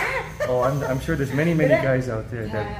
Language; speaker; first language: English; native; English